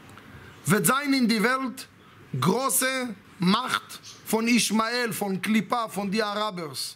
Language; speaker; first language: German; non-native, fluent; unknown